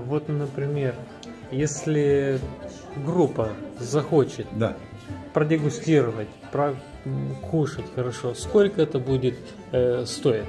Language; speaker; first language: Russian; non-native, local second language; Romanian